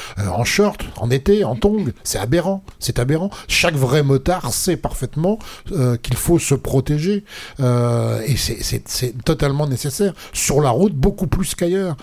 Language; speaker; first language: French; native; French